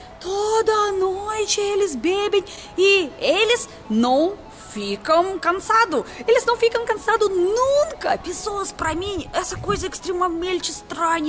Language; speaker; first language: Portuguese; non-native, learner; Russian